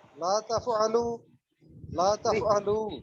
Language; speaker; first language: Arabic; non-native, learner; Urdu